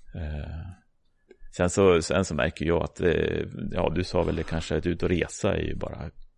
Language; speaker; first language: Swedish; native; Swedish